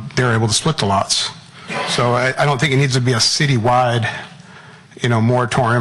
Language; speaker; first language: English; native; English